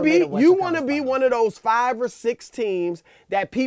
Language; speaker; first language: English; native; English